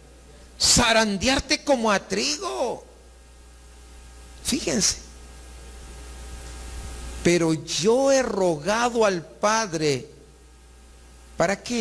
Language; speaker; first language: Spanish; native; Spanish